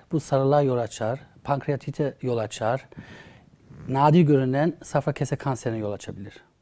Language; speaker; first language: Turkish; early bilingual, heritage; Turkish